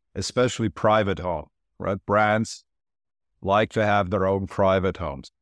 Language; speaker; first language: English; non-native, fluent; Turkish